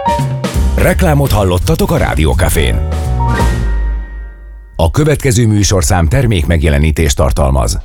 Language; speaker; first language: Hungarian; native; Hungarian